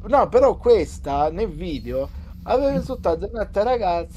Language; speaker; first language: Italian; native; Italian